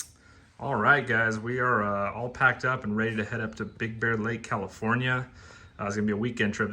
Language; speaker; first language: English; native; English